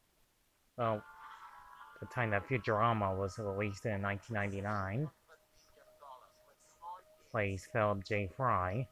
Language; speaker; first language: English; native; English